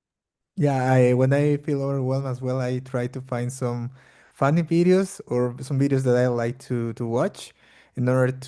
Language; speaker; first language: English; non-native, fluent; Portuguese